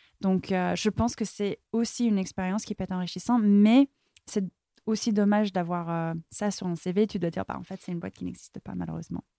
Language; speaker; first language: French; non-native, fluent; English